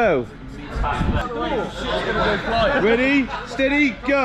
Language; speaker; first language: English; native; English